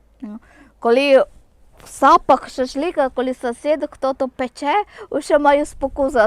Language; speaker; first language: Ukrainian; non-native, local second language; Malayalam